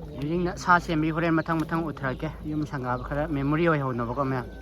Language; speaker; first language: Manipuri; non-native, local second language; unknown